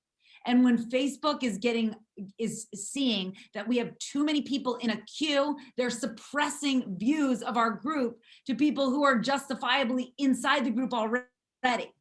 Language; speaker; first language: English; native; English